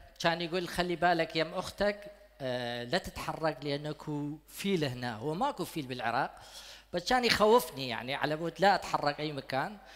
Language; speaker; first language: Arabic; non-native, local second language; Kurdish